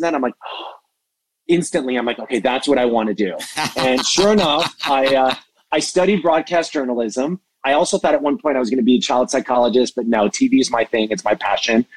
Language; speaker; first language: English; native; English